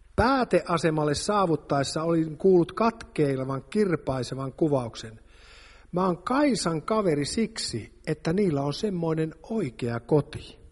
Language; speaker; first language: Finnish; native; Finnish